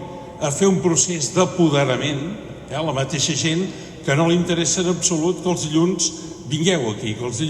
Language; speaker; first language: Catalan; native; Catalan